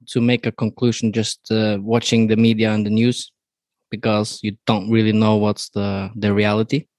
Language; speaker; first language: English; non-native, fluent; Norwegian